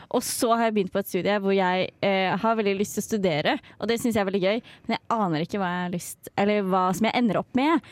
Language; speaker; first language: Norwegian; native; Norwegian